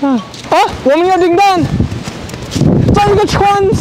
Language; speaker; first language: Chinese; non-native, fluent; English